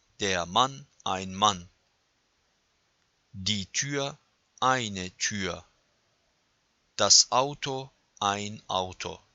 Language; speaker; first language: German; non-native, fluent; Turkish